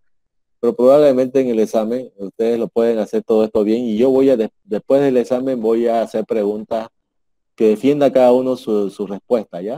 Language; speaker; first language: Spanish; native; Spanish